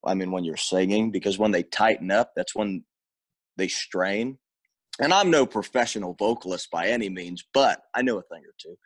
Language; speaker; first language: English; native; English